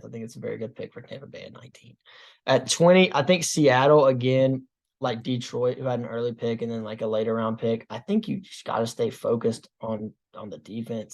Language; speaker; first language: English; native; English